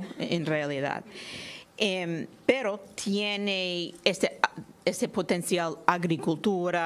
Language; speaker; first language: Spanish; non-native, fluent; English